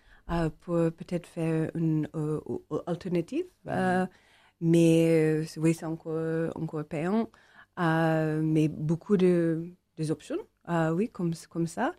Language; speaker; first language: French; non-native, learner; English